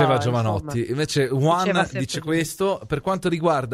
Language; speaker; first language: Italian; native; Italian